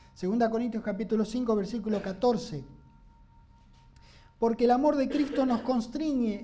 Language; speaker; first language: Spanish; native; Spanish